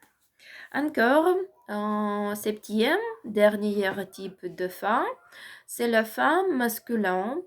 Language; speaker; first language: French; non-native, learner; Ukrainian